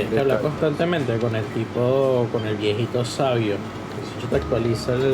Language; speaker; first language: Spanish; native; Spanish